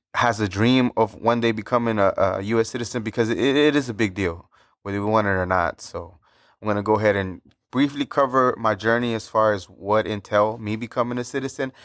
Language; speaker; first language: English; early bilingual, other home language; Spanish